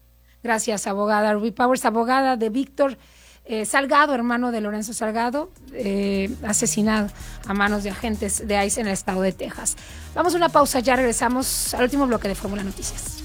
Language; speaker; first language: Spanish; native; Spanish